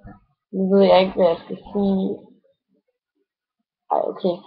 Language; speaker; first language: Danish; native; Danish